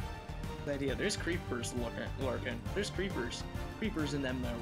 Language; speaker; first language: English; native; English